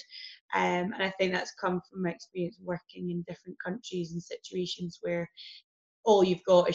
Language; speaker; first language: English; native; English